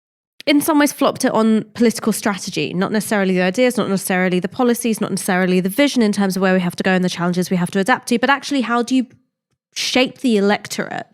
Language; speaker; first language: English; native; English